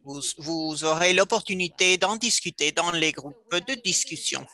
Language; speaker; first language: French; non-native, fluent; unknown